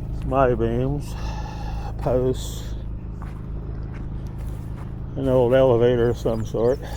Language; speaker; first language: English; native; English